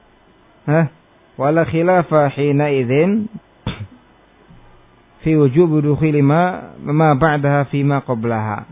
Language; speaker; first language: Arabic; non-native, fluent; Indonesian